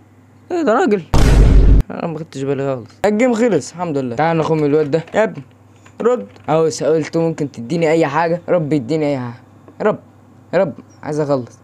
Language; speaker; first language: Arabic; native; Arabic